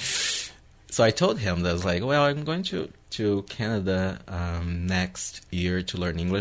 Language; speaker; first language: English; non-native, fluent; Portuguese